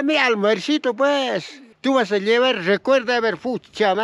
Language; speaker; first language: Spanish; native; Spanish